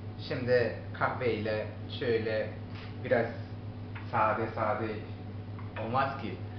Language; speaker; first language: Turkish; non-native, learner; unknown